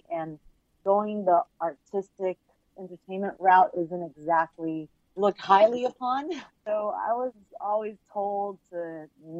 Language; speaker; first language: English; early bilingual, other home language; Chinese